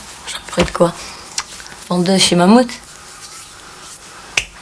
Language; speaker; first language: French; native; French